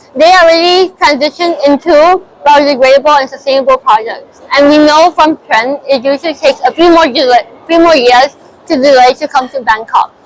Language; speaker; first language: English; non-native, fluent; Thai